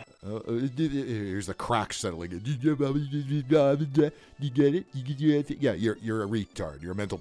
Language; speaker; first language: English; native; English